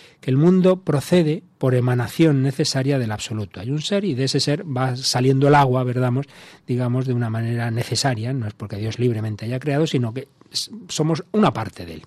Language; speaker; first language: Spanish; native; Spanish